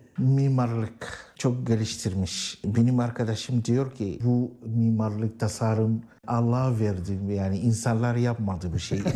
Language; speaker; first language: Turkish; non-native, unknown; Arabic